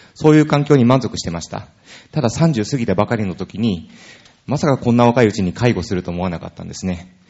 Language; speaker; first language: Japanese; native; Japanese